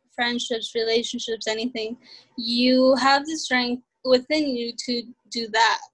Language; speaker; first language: English; early bilingual, other home language; Spanish